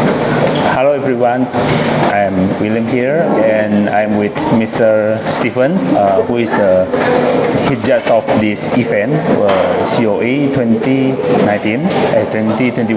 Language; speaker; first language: English; non-native, learner; Indonesian